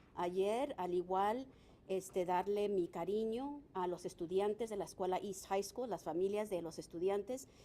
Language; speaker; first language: Spanish; early bilingual, other home language; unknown